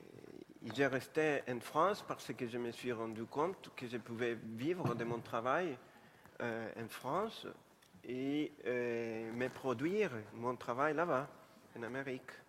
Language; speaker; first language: French; non-native, fluent; Spanish